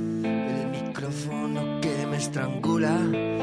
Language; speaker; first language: Spanish; native; Spanish